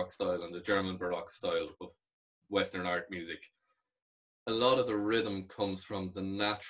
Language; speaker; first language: English; non-native, local second language; Irish